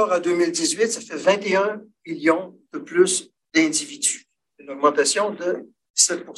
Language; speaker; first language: French; native; French